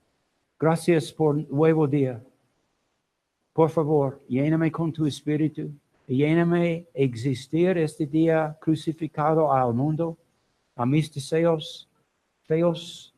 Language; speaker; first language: Spanish; non-native, learner; English